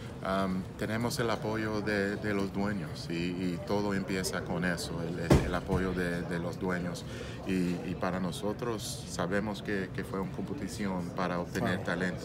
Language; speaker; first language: Spanish; non-native, learner; English